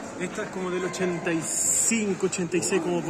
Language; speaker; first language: Spanish; native; Spanish